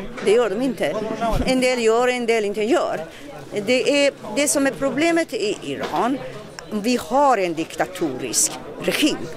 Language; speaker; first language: Swedish; non-native, fluent; Persian